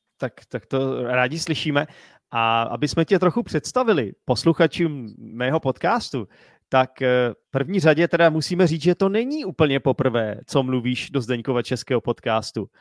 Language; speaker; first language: Czech; native; Czech